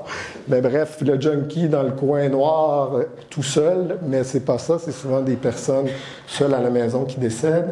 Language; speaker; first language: French; native; French